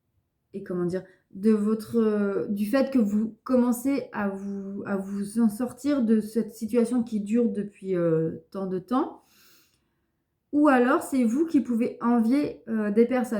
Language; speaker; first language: French; native; French